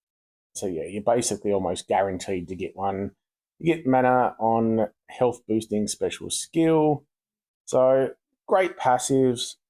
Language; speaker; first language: English; native; English